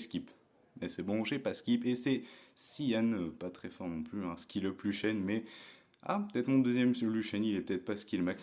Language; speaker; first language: French; native; French